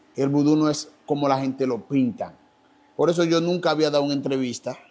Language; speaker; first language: Spanish; non-native, fluent; Haitian Creole